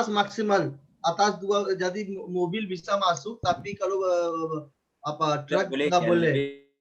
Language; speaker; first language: Indonesian; non-native, fluent; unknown